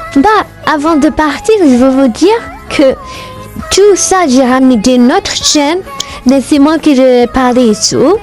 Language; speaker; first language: French; non-native, learner; Arabic